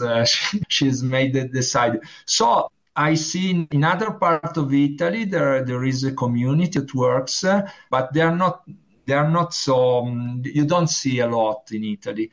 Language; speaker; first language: English; non-native, learner; Italian